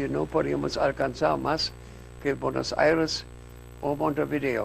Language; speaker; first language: Spanish; non-native, fluent; German